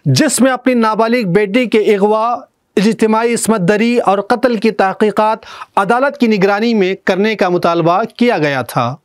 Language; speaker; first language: Urdu; native; Urdu